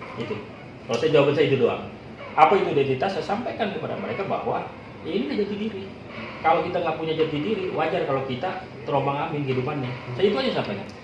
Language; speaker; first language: Indonesian; non-native, local second language; Sundanese